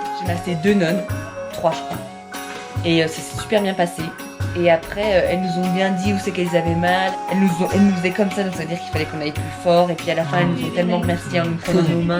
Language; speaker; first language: French; native; French